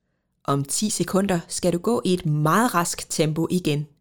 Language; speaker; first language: Danish; native; Danish